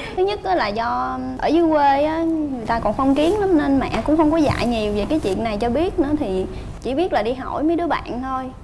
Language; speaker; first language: Vietnamese; native; Vietnamese